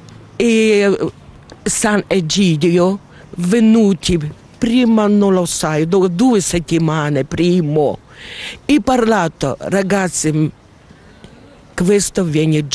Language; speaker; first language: Italian; non-native, learner; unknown